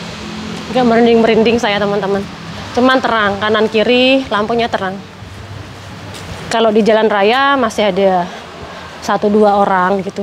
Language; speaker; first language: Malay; non-native, local second language; Javanese